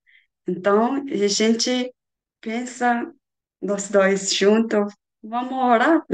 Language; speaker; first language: Portuguese; non-native, learner; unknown